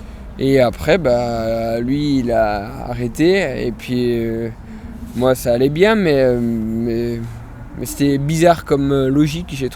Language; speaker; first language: French; native; French